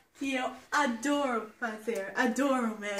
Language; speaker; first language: Portuguese; non-native, fluent; English